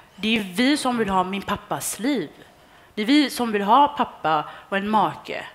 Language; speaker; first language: Swedish; early bilingual, other home language; Tigrinya